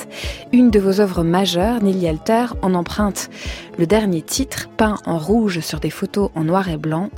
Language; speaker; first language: French; native; French